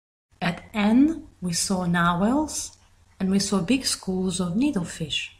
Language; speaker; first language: English; native; English